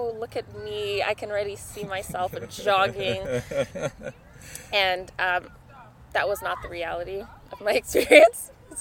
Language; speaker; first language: English; non-native, local second language; Shona